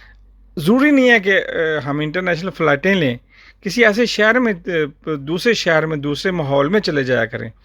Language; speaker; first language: Urdu; native; Urdu